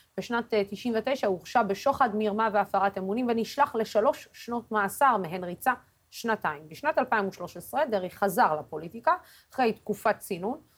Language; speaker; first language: Hebrew; non-native, local second language; Arabic